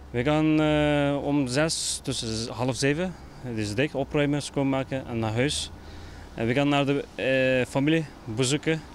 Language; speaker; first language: Dutch; non-native, learner; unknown